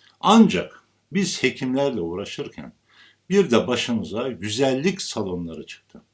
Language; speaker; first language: Turkish; native; Turkish